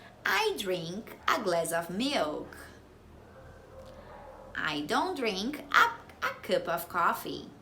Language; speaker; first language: English; non-native, fluent; Portuguese